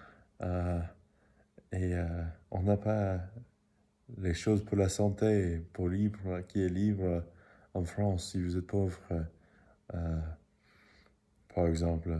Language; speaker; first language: French; non-native, learner; English